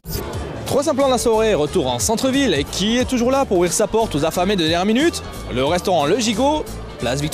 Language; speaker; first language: French; native; French